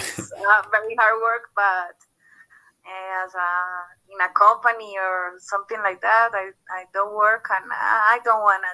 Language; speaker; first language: English; non-native, learner; Spanish